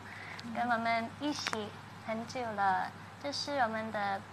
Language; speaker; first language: Chinese; non-native, learner; Thai